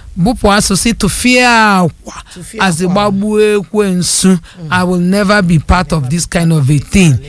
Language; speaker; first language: Nigerian Pidgin; non-native, local second language; Yoruba